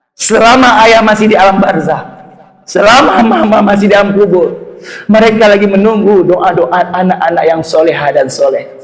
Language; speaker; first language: Indonesian; non-native, local second language; Achinese